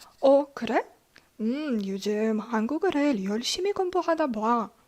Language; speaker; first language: Korean; non-native, learner; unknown